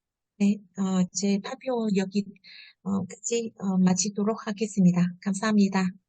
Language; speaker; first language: Korean; non-native, fluent; Vietnamese